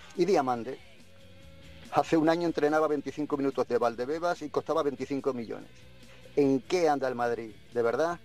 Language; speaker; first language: Spanish; native; Spanish